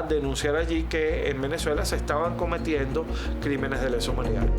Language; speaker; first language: Spanish; native; Spanish